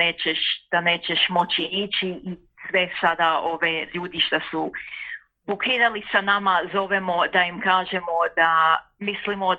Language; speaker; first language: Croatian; early bilingual, heritage; Croatian